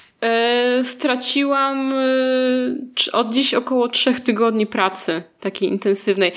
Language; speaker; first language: Polish; native; Polish